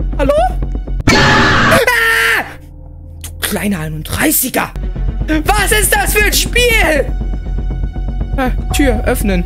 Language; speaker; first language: German; native; German